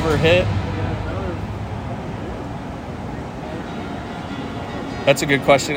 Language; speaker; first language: English; native; English